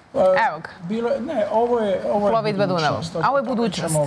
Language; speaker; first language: Serbian; native; Serbian